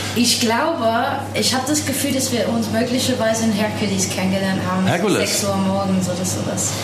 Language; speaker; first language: German; non-native, fluent; English